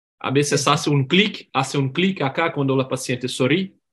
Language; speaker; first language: Spanish; non-native, learner; Portuguese